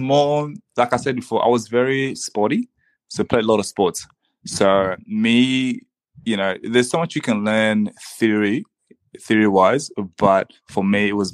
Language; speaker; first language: English; early bilingual, other home language; Swahili